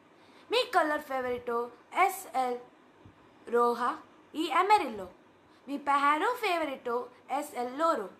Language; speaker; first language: Spanish; non-native, learner; Tamil